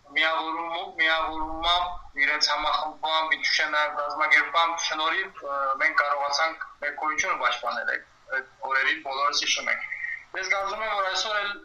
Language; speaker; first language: Armenian; early bilingual, heritage; Armenian